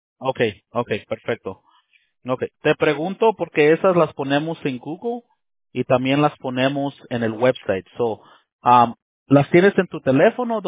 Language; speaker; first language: Spanish; early bilingual, heritage; Spanish